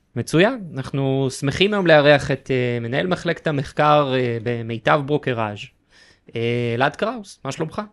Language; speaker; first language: Hebrew; native; Hebrew